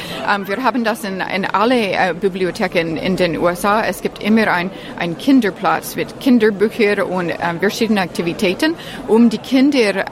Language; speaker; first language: German; non-native, learner; English